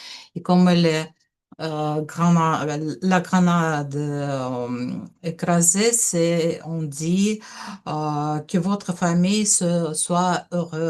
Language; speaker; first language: French; non-native, learner; Russian